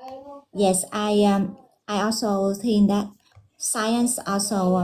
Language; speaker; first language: English; non-native, learner; Vietnamese